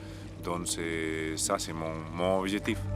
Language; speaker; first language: French; non-native, fluent; Spanish